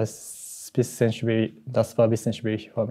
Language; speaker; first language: German; non-native, learner; Japanese